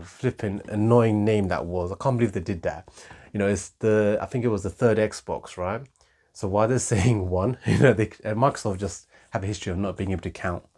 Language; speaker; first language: English; native; English